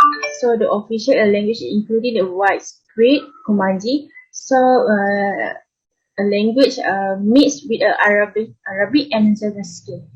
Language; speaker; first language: English; non-native, learner; Malay